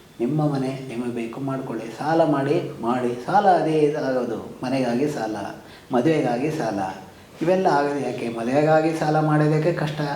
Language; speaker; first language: Kannada; native; Kannada